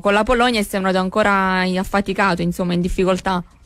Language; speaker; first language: Italian; native; Italian